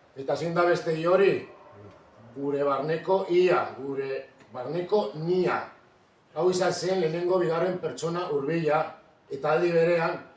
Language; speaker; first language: Basque; non-native, local second language; Spanish